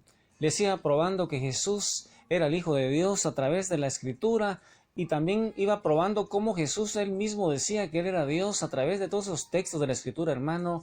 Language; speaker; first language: Spanish; native; Spanish